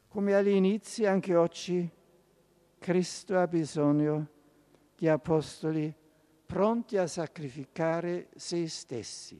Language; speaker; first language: Italian; non-native, fluent; German